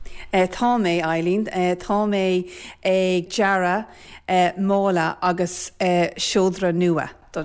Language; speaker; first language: Irish; non-native, learner; English